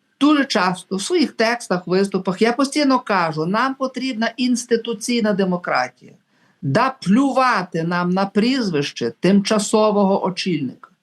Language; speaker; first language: Ukrainian; native; Ukrainian